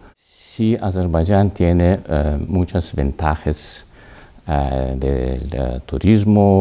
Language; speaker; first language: Spanish; non-native, learner; Azerbaijani